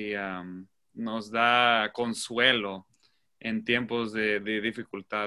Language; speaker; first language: Spanish; non-native, fluent; English